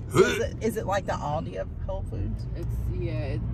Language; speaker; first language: English; native; English